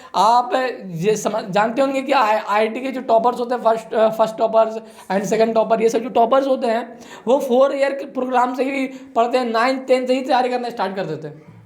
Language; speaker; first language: Hindi; native; Hindi